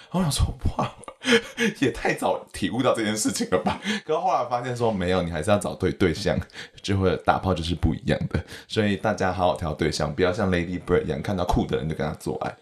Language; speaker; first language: Chinese; native; Chinese